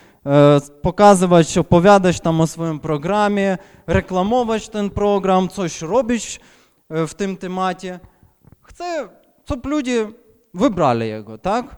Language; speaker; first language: Polish; non-native, fluent; Ukrainian